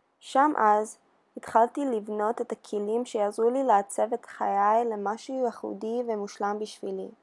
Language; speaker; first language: Hebrew; early bilingual, heritage; Hebrew